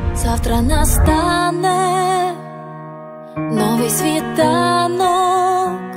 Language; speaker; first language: Ukrainian; native; Ukrainian